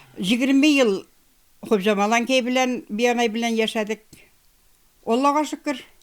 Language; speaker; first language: Tatar; native; Tatar